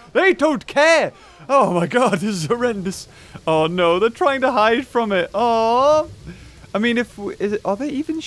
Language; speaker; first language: English; native; English